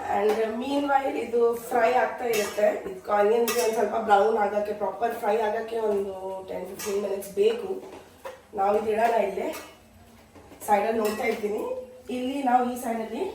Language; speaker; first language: Kannada; non-native, local second language; Tulu